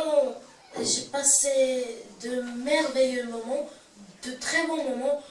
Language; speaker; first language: French; non-native, local second language; Arabic